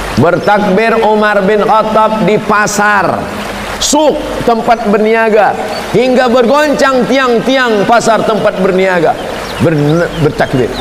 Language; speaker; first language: Malay; native; Malay